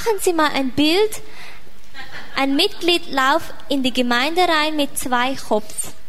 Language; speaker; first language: German; non-native, fluent; Thai